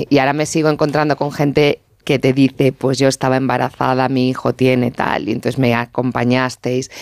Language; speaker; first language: Spanish; native; Spanish